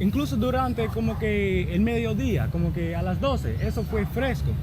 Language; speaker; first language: Spanish; non-native, learner; English